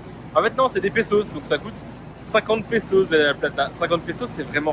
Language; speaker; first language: French; native; French